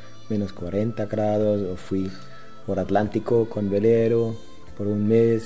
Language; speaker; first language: Spanish; non-native, learner; German